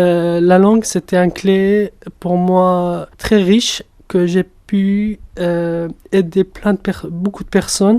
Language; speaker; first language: French; non-native, fluent; Kurdish